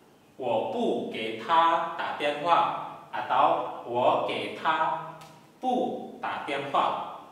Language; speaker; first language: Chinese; non-native, fluent; Indonesian